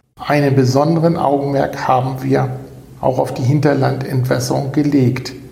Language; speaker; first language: German; native; German